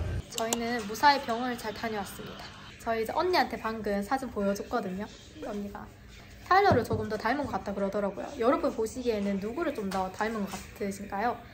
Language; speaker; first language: Korean; native; Korean